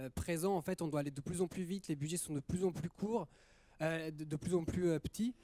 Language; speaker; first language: French; early bilingual, other home language; Italian